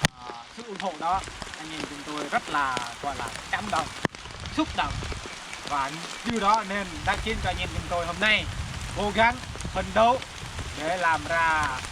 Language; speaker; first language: Vietnamese; non-native, local second language; Jarai